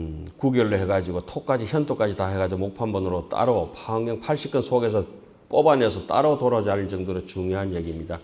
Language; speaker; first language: Korean; native; Korean